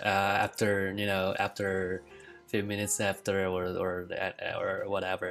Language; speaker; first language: English; non-native, fluent; Chinese